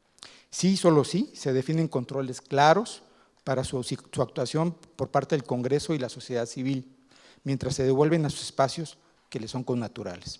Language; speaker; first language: Spanish; native; Spanish